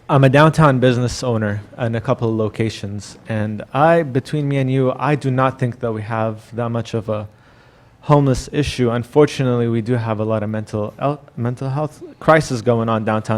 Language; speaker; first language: English; non-native, fluent; Arabic